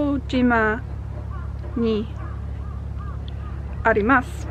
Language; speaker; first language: Japanese; non-native, learner; English